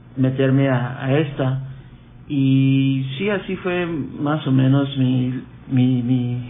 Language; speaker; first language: Spanish; non-native, fluent; English